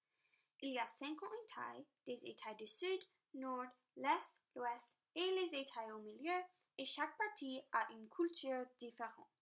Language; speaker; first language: French; non-native, local second language; English